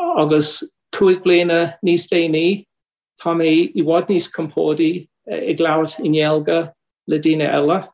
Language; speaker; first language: Irish; non-native, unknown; English